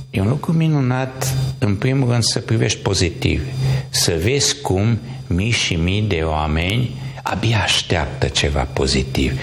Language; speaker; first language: Romanian; non-native, local second language; Hungarian